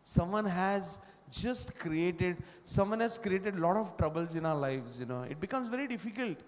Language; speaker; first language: English; non-native, local second language; Marathi